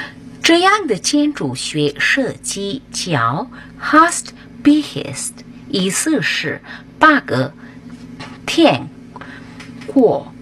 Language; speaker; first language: Chinese; non-native, fluent; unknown